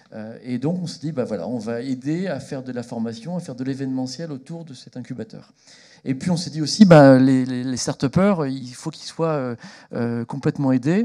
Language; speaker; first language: French; native; French